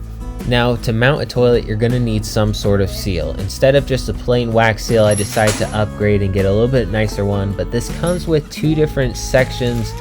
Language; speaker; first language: English; native; English